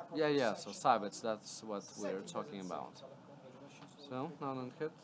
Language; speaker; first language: English; non-native, fluent; Latvian